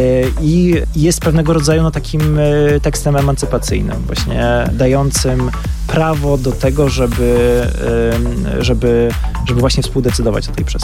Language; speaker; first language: Polish; native; Polish